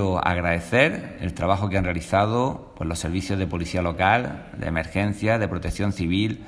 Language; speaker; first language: Spanish; native; Spanish